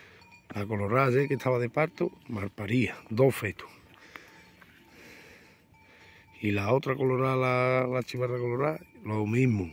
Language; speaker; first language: Spanish; native; Spanish